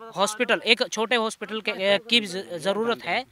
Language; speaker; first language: Hindi; native; Hindi